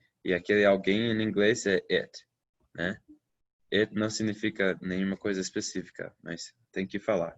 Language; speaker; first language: Portuguese; non-native, fluent; English